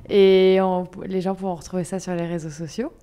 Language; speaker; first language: French; native; French